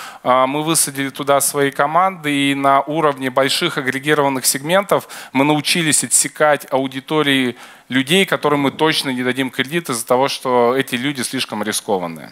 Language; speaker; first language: Russian; native; Russian